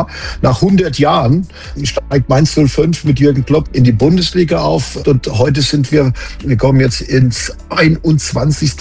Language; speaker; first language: German; native; German